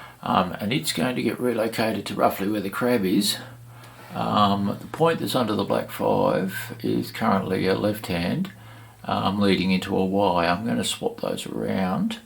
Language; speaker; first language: English; native; English